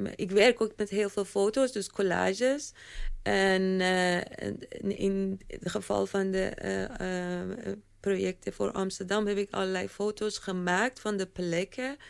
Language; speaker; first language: Dutch; non-native, fluent; Persian